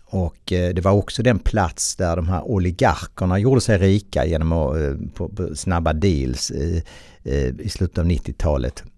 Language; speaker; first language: Swedish; native; Swedish